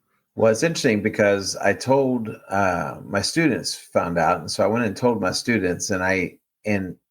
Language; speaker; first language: English; native; English